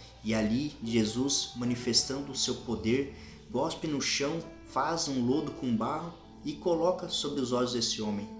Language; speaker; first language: Portuguese; native; Portuguese